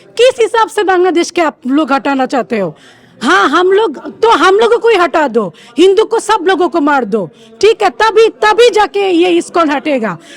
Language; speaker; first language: Hindi; non-native, fluent; Bangla